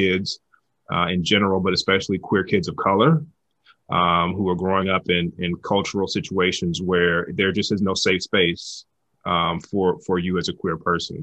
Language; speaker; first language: English; native; English